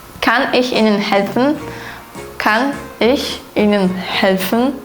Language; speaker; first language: German; non-native, fluent; Ukrainian